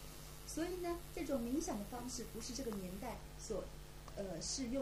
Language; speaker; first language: Chinese; native; Chinese